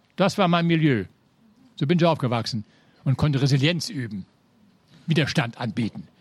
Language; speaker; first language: German; native; German